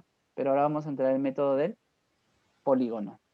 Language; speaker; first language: Spanish; native; Spanish